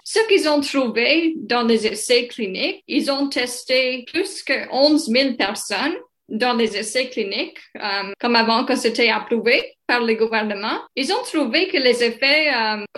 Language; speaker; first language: French; non-native, local second language; English